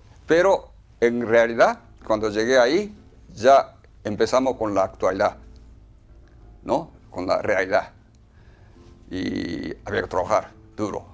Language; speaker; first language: Spanish; non-native, fluent; Japanese